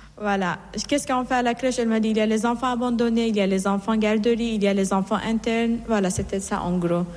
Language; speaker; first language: French; non-native, fluent; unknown